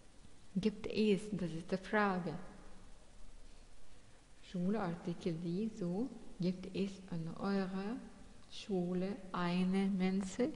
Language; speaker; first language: German; non-native, fluent; Arabic